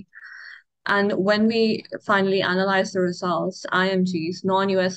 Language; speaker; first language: English; non-native, local second language; Urdu